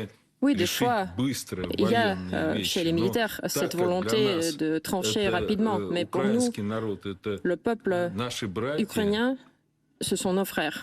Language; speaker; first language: French; non-native, fluent; Russian